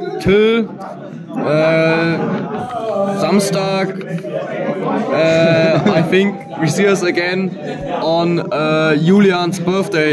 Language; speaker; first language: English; non-native, learner; German